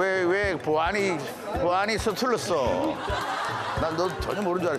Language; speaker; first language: Korean; native; Korean